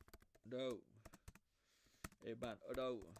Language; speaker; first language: Vietnamese; non-native, fluent; French